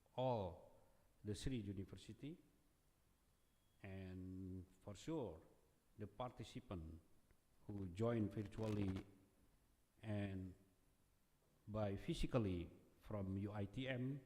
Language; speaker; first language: English; non-native, fluent; Indonesian